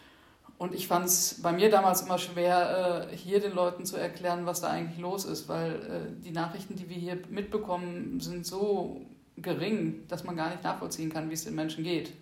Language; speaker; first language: German; native; German